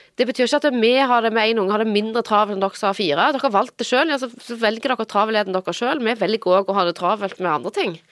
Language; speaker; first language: Norwegian; native; Norwegian